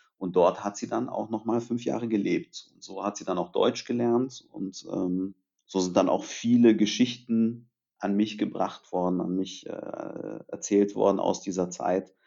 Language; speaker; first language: German; early bilingual, other home language; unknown